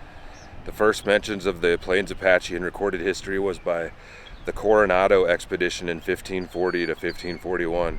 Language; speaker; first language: English; native; English